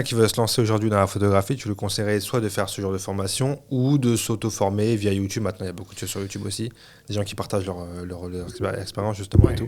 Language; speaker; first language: French; native; French